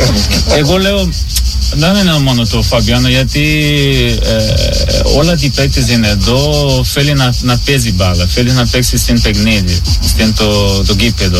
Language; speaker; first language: Greek; non-native, learner; Portuguese